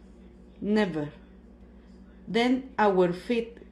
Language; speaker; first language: English; non-native, learner; Spanish